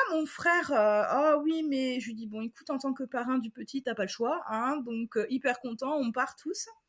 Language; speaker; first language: French; native; French